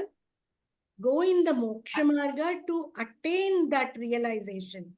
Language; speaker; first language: English; non-native, local second language; Kannada